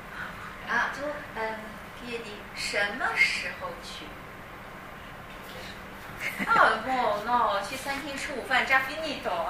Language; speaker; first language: Italian; non-native, fluent; Chinese